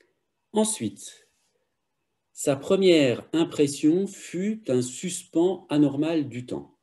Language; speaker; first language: French; native; French